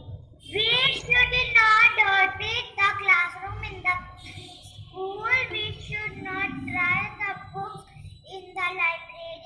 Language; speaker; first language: English; non-native, learner; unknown